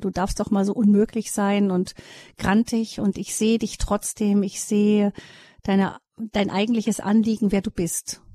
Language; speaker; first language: German; native; German